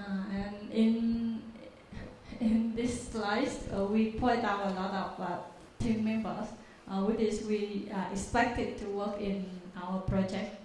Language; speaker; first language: English; non-native, learner; Vietnamese